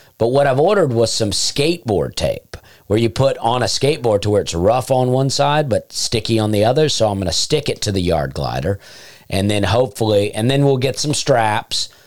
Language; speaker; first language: English; native; English